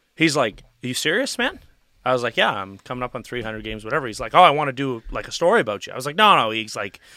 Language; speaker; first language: English; native; English